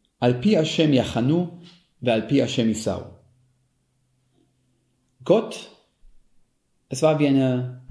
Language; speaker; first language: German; non-native, fluent; Hebrew